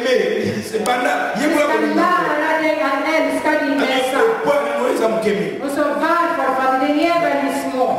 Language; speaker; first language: Swedish; non-native, fluent; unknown